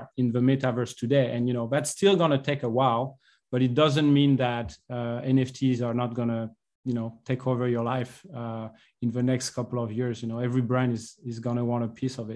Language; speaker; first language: English; non-native, fluent; French